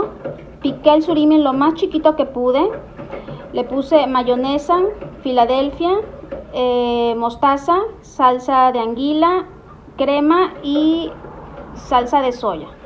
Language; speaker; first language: Spanish; native; Spanish